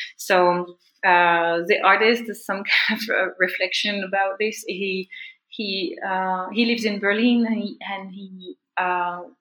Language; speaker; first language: English; non-native, fluent; French